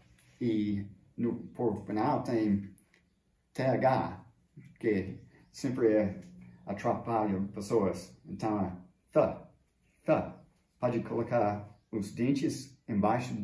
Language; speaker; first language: Portuguese; non-native, fluent; English